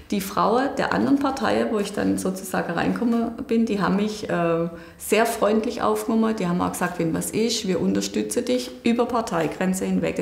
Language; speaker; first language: German; native; German